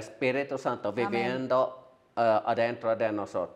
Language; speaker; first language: Spanish; non-native, learner; Finnish